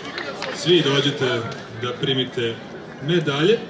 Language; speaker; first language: Croatian; native; Croatian